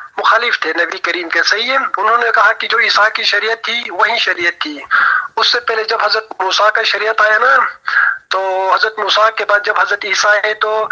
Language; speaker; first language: Urdu; non-native, local second language; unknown